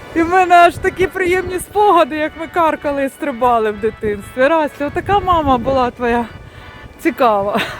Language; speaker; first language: Ukrainian; non-native, local second language; Russian